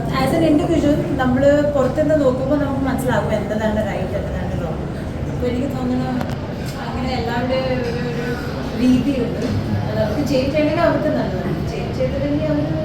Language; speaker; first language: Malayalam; early bilingual, heritage; Malayalam